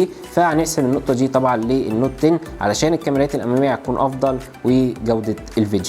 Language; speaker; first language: Arabic; native; Arabic